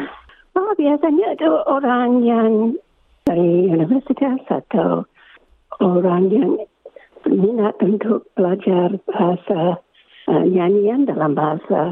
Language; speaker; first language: Indonesian; non-native, fluent; English